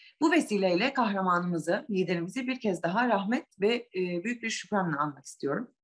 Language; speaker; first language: Turkish; native; Turkish